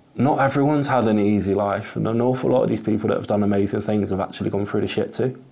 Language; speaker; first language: English; native; English